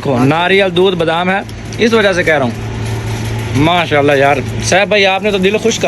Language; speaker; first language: Hindi; native; Hindi